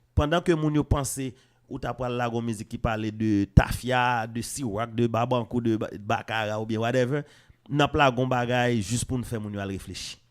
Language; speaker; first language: Haitian Creole; native; Haitian Creole